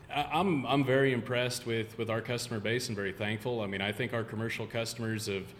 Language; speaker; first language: English; native; English